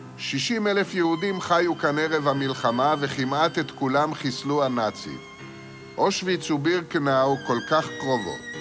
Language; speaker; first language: Hebrew; native; Hebrew